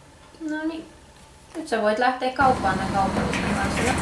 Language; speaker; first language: Finnish; native; Finnish